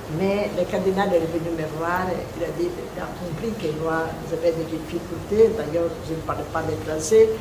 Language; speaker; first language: French; non-native, fluent; Italian